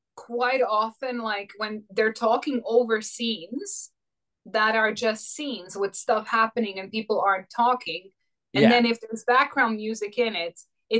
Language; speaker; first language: English; non-native, fluent; Croatian